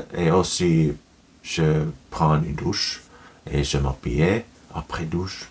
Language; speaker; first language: French; non-native, learner; Finnish